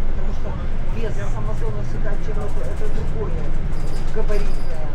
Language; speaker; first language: Russian; native; Russian